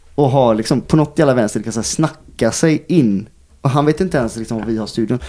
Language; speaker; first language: Swedish; native; Swedish